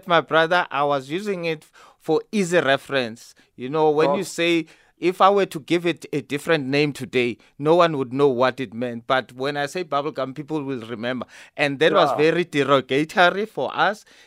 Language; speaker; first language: English; non-native, local second language; Zulu